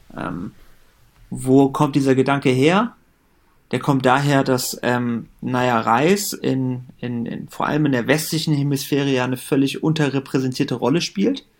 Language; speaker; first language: German; early bilingual, other home language; Persian